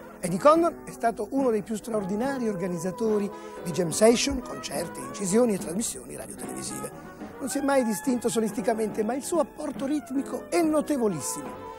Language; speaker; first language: Italian; native; Italian